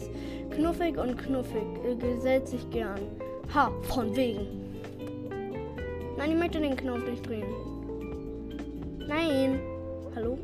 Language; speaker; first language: German; native; German